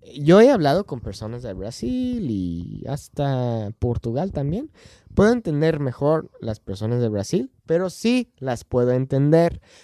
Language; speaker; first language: Spanish; non-native, fluent; English